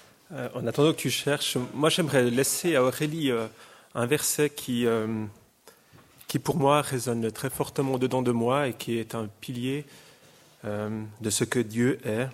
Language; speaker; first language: French; native; French